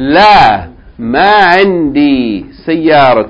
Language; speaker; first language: Arabic; non-native, fluent; English